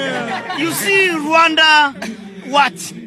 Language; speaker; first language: English; non-native, learner; Kinyarwanda